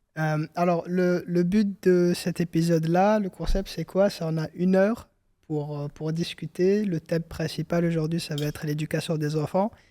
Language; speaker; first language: French; early bilingual, other home language; Arabic